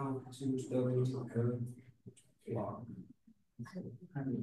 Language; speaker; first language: Chinese; non-native, learner; Vietnamese